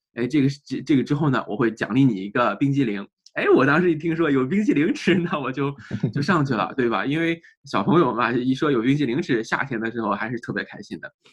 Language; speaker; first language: Chinese; native; Chinese